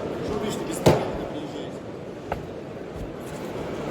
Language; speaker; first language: Russian; native; Russian